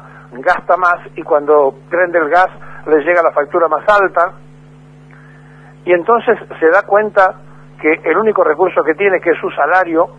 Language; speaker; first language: Spanish; native; Spanish